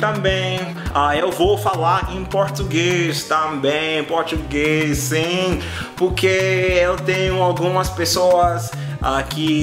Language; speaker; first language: Portuguese; non-native, learner; English